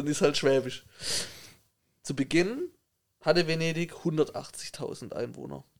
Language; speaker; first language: German; native; German